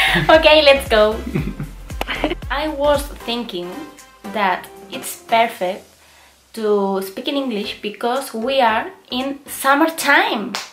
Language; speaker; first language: English; non-native, learner; Spanish